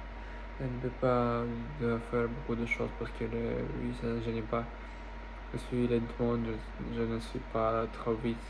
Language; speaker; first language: French; non-native, learner; Russian